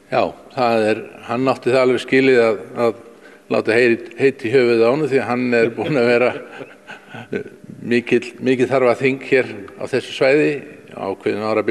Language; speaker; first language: Icelandic; native; Icelandic